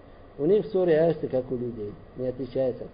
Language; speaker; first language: Russian; non-native, learner; Arabic